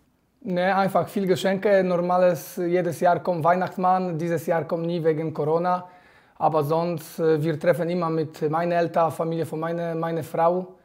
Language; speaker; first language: German; non-native, fluent; Polish